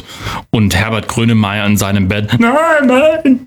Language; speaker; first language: German; native; German